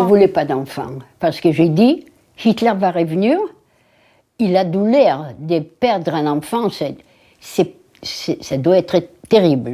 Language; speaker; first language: French; non-native, fluent; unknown